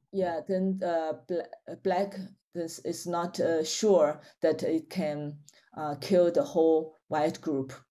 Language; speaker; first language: English; non-native, fluent; Chinese